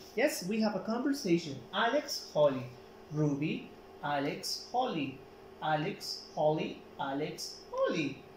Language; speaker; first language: English; non-native, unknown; Spanish